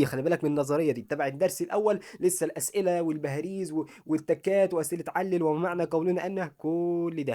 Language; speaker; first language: Arabic; native; Arabic